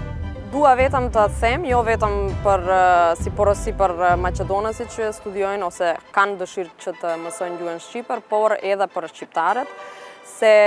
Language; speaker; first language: Albanian; non-native, local second language; Macedonian